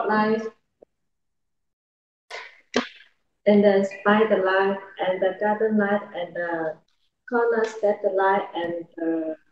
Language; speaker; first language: English; non-native, learner; Chinese